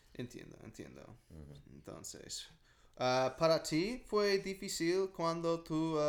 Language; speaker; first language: Spanish; non-native, learner; English